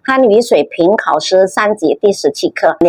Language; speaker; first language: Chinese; non-native, fluent; Indonesian